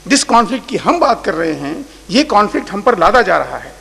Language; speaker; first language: Hindi; non-native, local second language; Marathi